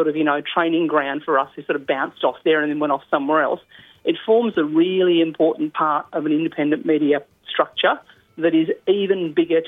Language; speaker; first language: English; native; English